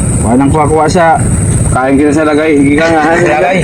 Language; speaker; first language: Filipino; non-native, local second language; Cebuano